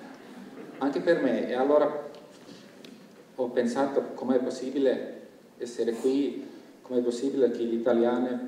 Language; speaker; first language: Italian; non-native, fluent; Finnish